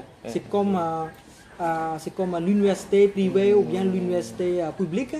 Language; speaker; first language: French; non-native, fluent; Khmer